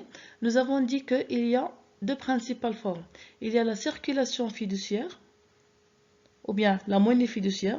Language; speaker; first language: French; non-native, local second language; Arabic